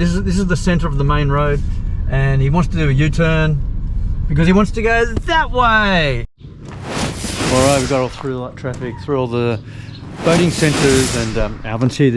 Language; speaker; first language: English; native; English